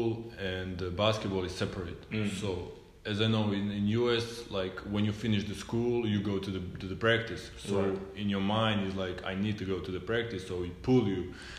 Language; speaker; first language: English; non-native, learner; Serbian